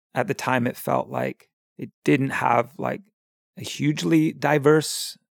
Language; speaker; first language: English; native; English